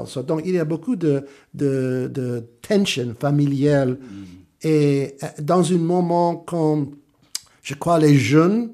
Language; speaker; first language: French; non-native, fluent; English